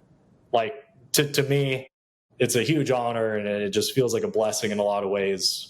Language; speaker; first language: English; native; English